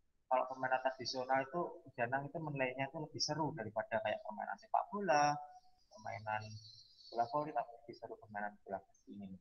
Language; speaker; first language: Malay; non-native, local second language; Javanese